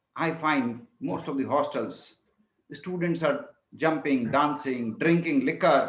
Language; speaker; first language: English; non-native, local second language; Hindi